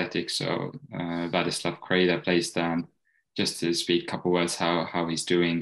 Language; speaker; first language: English; native; English